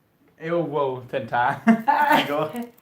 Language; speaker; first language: Portuguese; non-native, learner; German